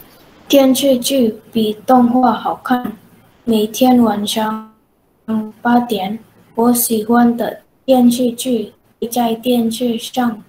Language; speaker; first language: Chinese; non-native, learner; Indonesian